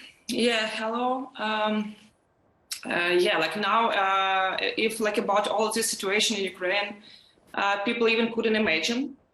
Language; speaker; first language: English; non-native, learner; Ukrainian